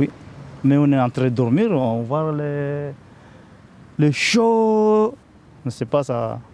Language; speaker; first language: French; non-native, learner; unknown